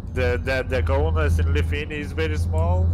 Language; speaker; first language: English; non-native, learner; Lithuanian